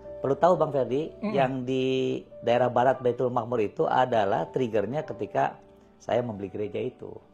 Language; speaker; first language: Indonesian; native; Indonesian